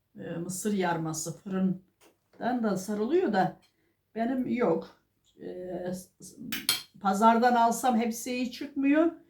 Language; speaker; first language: Turkish; native; Turkish